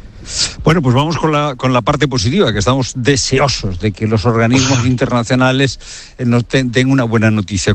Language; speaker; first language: Spanish; native; Spanish